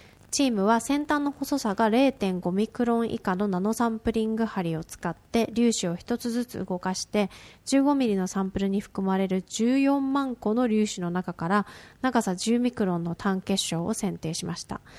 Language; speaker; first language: Japanese; native; Japanese